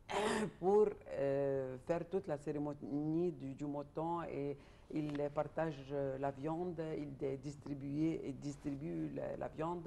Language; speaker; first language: French; non-native, fluent; Arabic